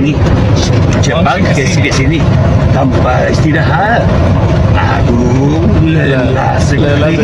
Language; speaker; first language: Indonesian; non-native, fluent; Spanish